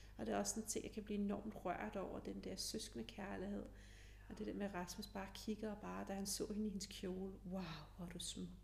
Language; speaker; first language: Danish; early bilingual, other home language; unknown